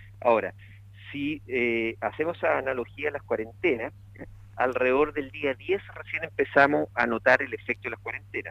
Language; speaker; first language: Spanish; native; Spanish